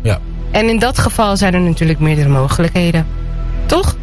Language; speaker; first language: Dutch; native; Dutch